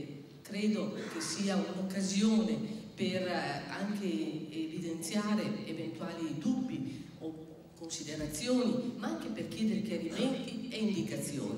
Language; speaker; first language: Italian; native; Italian